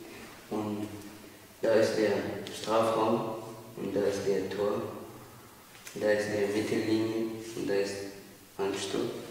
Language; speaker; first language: German; non-native, learner; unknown